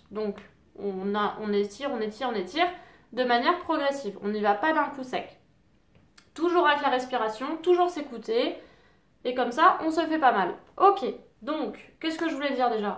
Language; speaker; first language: French; native; French